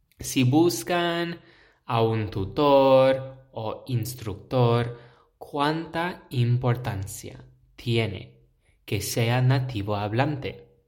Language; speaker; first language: Spanish; non-native, fluent; English